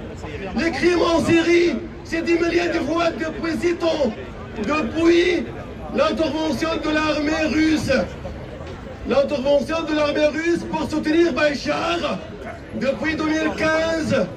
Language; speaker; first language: French; non-native, fluent; Arabic